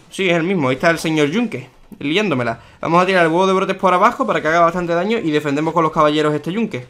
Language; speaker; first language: Spanish; native; Spanish